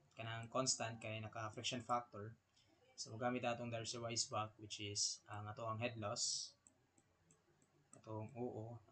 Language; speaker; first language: Cebuano; native; Cebuano